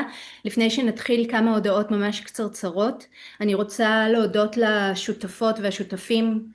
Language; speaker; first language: Hebrew; native; Hebrew